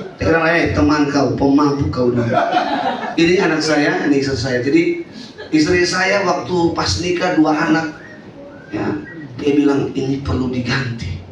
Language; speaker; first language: Indonesian; native; Indonesian